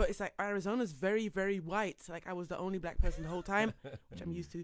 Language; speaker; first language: English; non-native, fluent; Dutch